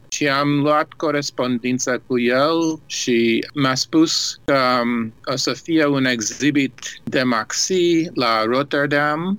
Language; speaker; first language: Romanian; early bilingual, heritage; Romanian